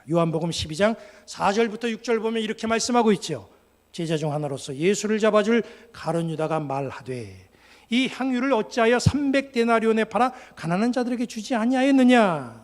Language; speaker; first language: Korean; native; Korean